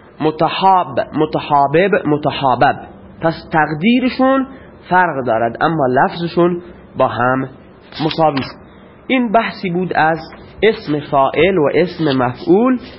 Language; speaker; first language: Persian; non-native, local second language; Baluchi